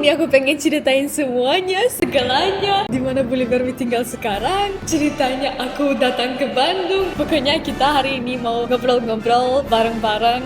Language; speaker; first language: Indonesian; non-native, fluent; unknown